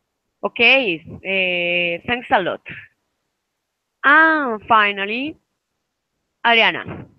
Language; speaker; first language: English; non-native, fluent; Spanish